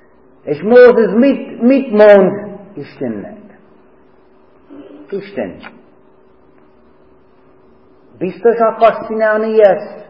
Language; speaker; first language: Hungarian; non-native, fluent; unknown